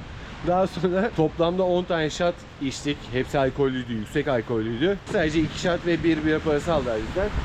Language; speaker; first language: Turkish; native; Turkish